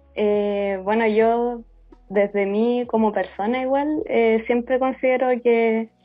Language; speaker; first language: Spanish; native; Spanish